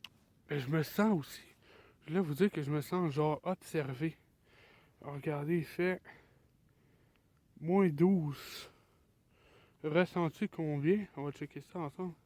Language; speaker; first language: French; native; French